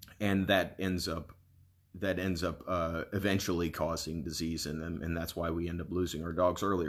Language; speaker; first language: English; native; English